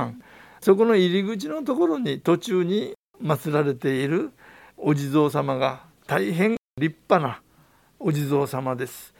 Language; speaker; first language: Japanese; native; Japanese